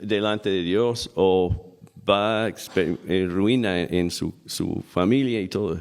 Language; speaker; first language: Spanish; non-native, fluent; English